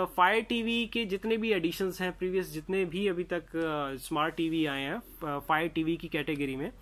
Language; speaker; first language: Hindi; native; Hindi